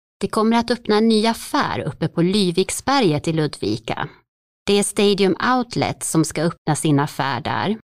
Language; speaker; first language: Swedish; native; Swedish